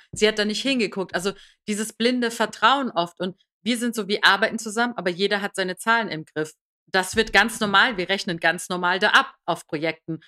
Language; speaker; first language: German; early bilingual, other home language; Persian